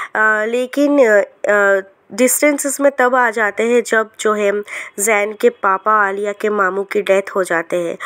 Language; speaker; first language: Hindi; non-native, local second language; Bangla